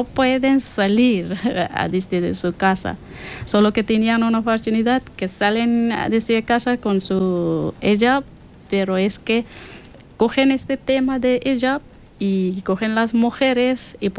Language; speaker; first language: Spanish; non-native, learner; Persian